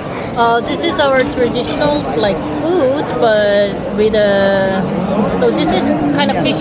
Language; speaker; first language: English; non-native, fluent; Korean